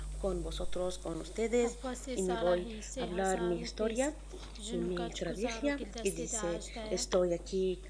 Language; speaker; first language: Spanish; non-native, learner; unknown